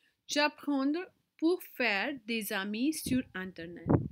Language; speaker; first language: French; non-native, fluent; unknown